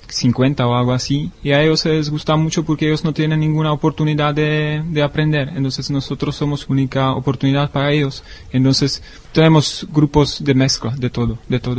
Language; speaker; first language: Spanish; non-native, learner; Czech